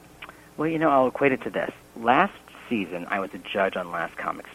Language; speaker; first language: English; native; English